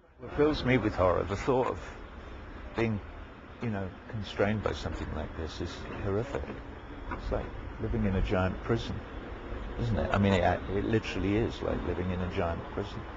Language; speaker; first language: English; native; English